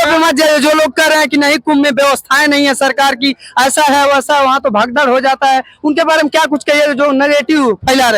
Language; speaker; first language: Hindi; native; Hindi